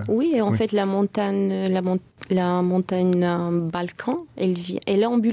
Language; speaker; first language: French; non-native, fluent; Bulgarian